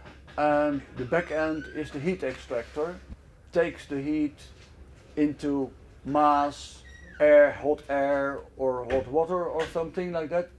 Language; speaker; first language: English; non-native, fluent; Dutch